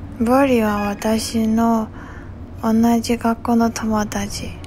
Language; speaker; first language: Japanese; non-native, learner; Chinese